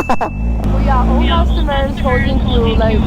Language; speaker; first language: English; non-native, learner; Russian